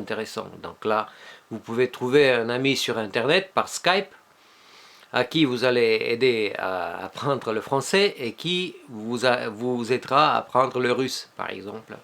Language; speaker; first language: French; non-native, fluent; Russian